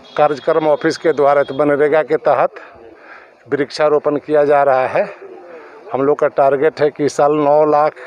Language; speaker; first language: Hindi; native; Hindi